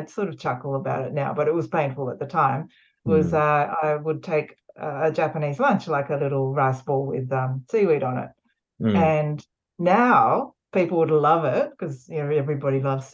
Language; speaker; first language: English; native; English